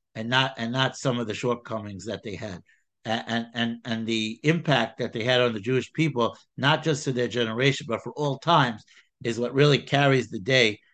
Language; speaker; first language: English; native; English